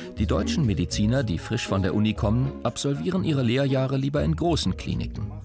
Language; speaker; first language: German; native; German